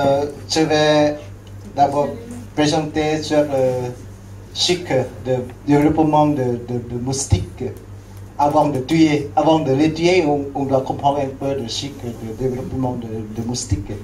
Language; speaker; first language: French; non-native, learner; Lao